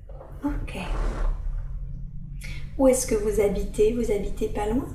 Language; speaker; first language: French; native; French